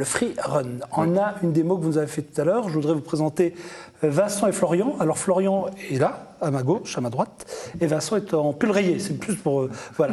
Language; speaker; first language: French; native; French